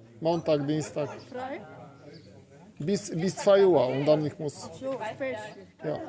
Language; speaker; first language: German; non-native, learner; Polish